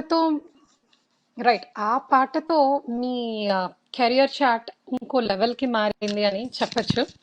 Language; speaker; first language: Telugu; native; Telugu